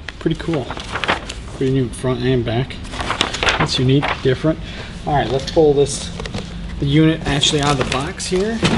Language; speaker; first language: English; native; English